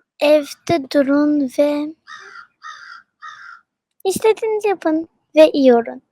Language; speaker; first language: Turkish; early bilingual, heritage; Turkish